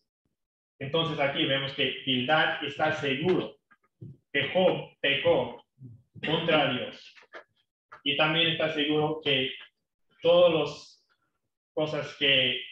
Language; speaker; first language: Spanish; non-native, fluent; English